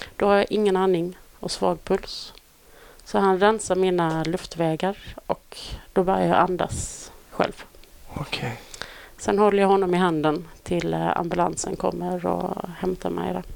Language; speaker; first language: Swedish; native; Swedish